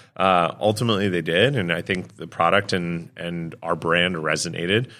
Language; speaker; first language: English; native; English